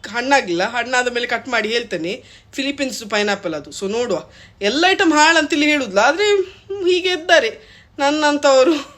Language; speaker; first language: Kannada; native; Kannada